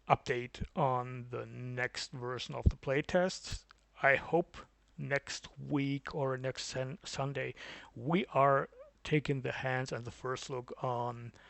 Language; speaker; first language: English; non-native, fluent; German